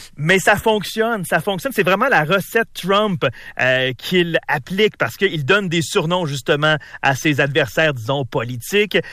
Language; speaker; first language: French; native; French